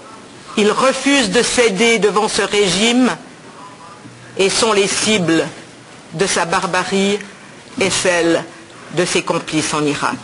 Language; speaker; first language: French; native; French